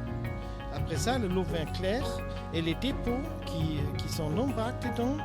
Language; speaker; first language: French; non-native, learner; German